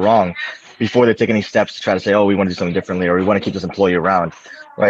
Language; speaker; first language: English; native; English